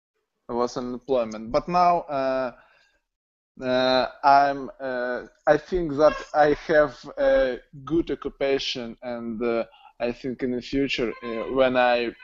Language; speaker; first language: English; non-native, learner; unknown